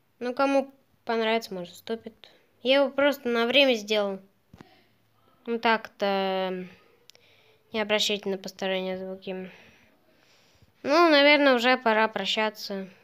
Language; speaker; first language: Russian; native; Russian